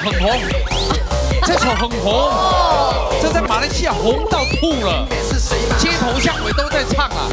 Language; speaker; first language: Chinese; native; Chinese